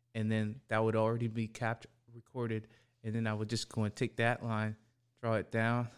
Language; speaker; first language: English; early bilingual, other home language; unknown